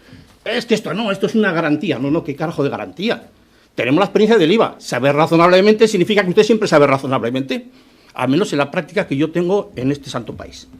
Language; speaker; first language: Spanish; native; Spanish